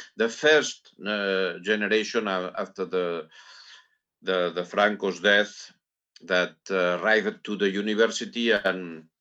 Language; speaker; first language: English; non-native, learner; Catalan